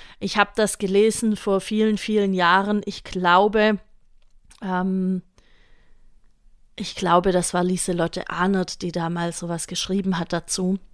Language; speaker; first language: German; native; German